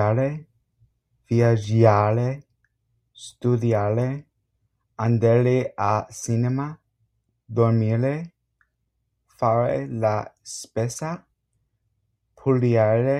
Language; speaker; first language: Italian; non-native, learner; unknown